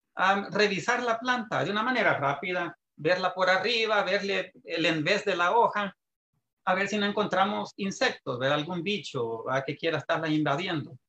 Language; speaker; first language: Spanish; native; Spanish